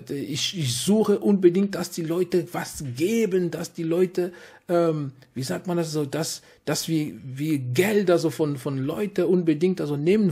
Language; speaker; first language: German; non-native, fluent; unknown